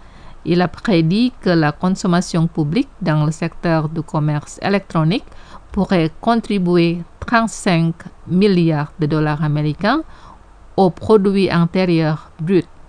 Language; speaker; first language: French; non-native, fluent; Indonesian